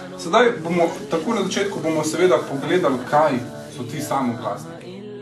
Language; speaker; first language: Slovenian; early bilingual, other home language; Bosnian